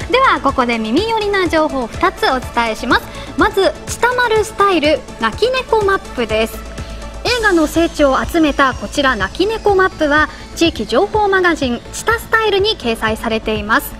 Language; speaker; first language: Japanese; native; Japanese